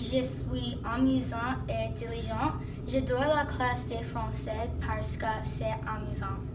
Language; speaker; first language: French; non-native, learner; English